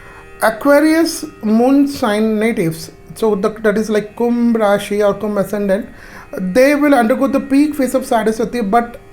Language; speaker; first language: English; non-native, local second language; Hindi